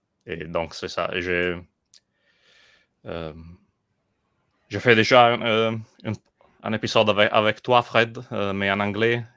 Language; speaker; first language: French; non-native, learner; Italian